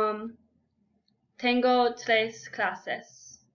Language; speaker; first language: Spanish; non-native, learner; English